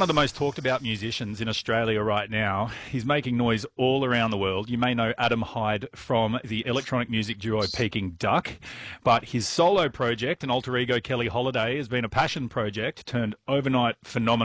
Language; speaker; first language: English; native; English